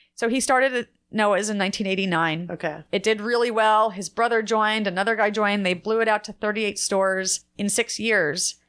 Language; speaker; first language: English; native; English